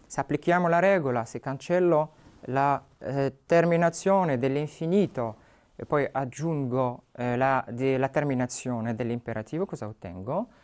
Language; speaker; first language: Italian; non-native, fluent; Arabic